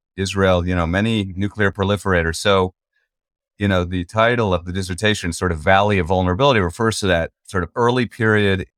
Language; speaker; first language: English; native; English